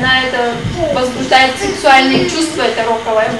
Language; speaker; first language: Russian; native; Russian